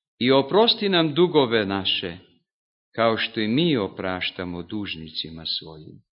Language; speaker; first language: Serbian; non-native, local second language; Hungarian